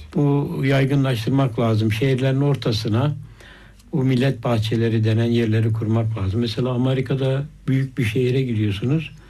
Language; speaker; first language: Turkish; native; Turkish